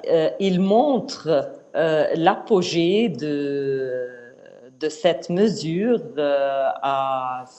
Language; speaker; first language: French; non-native, fluent; Arabic